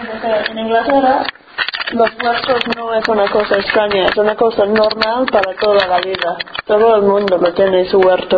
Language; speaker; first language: Spanish; non-native, fluent; English